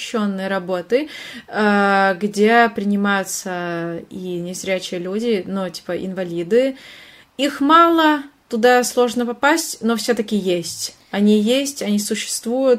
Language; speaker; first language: Russian; non-native, fluent; Hungarian